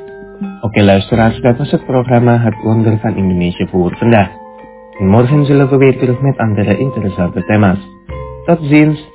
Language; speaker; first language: Dutch; non-native, fluent; Indonesian